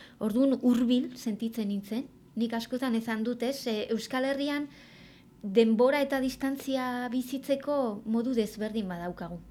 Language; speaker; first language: Basque; native; Basque